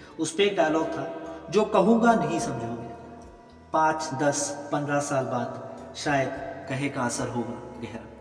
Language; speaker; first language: Hindi; non-native, local second language; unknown